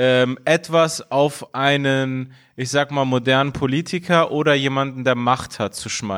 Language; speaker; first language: German; early bilingual, other home language; Persian